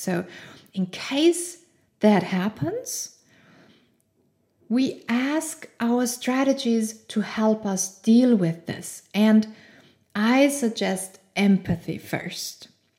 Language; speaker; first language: English; non-native, fluent; German